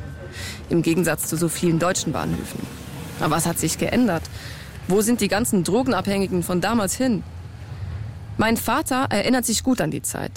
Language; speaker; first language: German; native; German